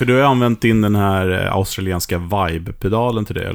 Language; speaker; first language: Swedish; native; Swedish